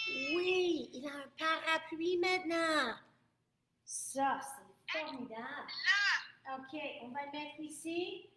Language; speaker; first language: French; non-native, fluent; English